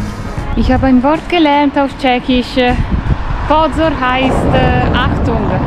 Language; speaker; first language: German; non-native, fluent; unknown